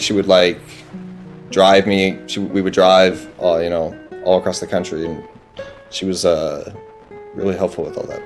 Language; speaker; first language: English; native; English